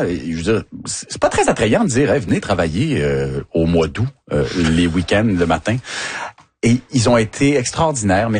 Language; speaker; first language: French; native; French